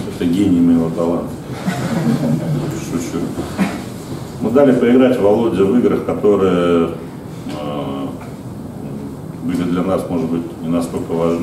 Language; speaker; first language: Russian; native; Russian